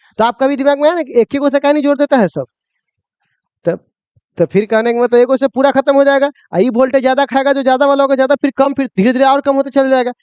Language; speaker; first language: Hindi; native; Hindi